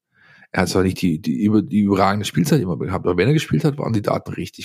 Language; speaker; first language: German; native; German